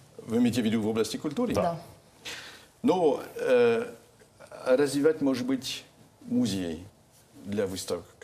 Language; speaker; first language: Russian; non-native, fluent; French